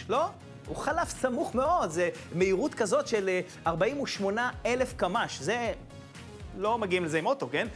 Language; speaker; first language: Hebrew; native; Hebrew